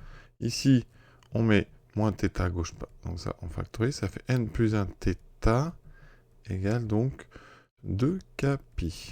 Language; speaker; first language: French; native; French